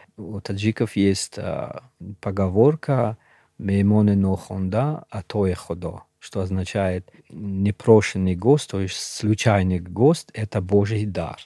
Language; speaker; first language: Russian; non-native, local second language; Shughni